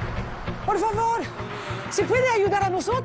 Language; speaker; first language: Spanish; non-native, learner; French